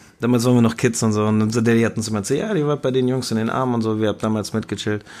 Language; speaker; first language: German; early bilingual, other home language; Spanish